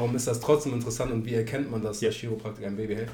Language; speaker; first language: German; native; German